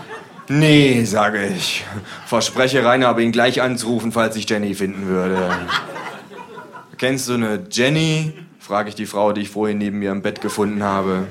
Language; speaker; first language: German; native; German